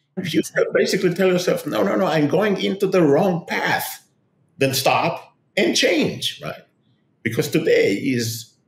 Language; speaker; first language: English; non-native, fluent; Hebrew